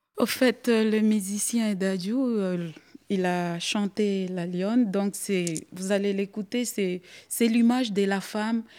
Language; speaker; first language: French; non-native, local second language; Swahili